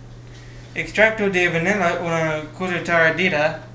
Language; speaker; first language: Spanish; non-native, learner; English